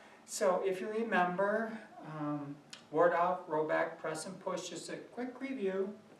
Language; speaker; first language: English; native; English